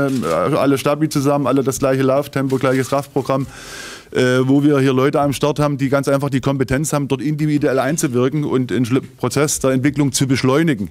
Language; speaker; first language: German; native; German